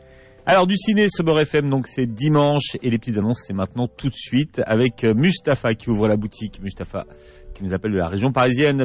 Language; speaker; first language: French; native; French